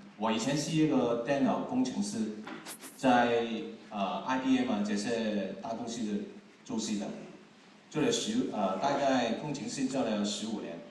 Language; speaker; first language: Chinese; non-native, local second language; Cantonese